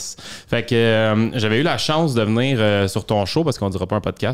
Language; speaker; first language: French; native; French